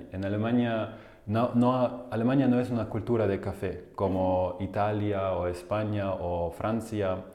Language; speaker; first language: Spanish; non-native, fluent; German